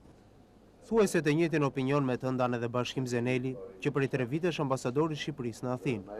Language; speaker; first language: Albanian; native; Albanian